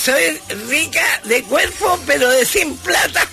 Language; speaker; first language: Spanish; native; Spanish